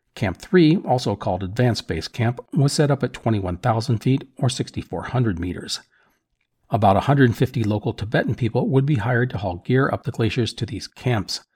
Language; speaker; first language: English; native; English